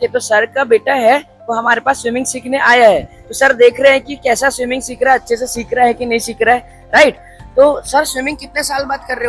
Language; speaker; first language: Hindi; native; Hindi